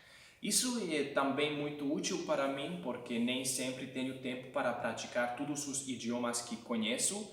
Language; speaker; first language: Portuguese; non-native, fluent; Hungarian